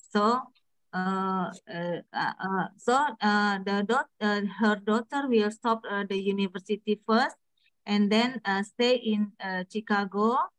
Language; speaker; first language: English; non-native, learner; Indonesian